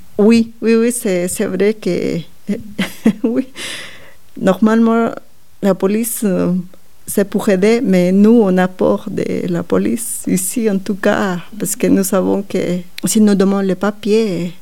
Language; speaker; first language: French; non-native, fluent; Spanish